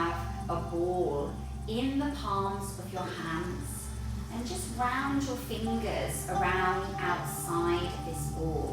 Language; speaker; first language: English; native; English